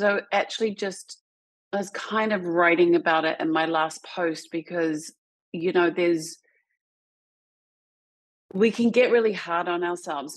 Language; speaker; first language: English; native; English